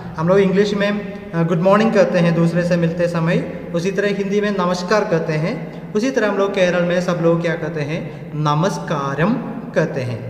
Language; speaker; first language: Hindi; non-native, local second language; Malayalam